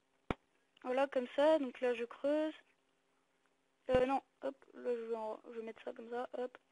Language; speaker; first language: French; native; French